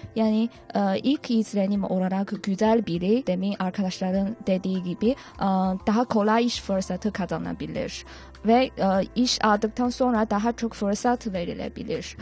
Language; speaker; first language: Turkish; non-native, learner; Chinese